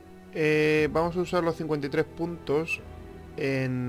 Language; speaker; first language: Spanish; native; Spanish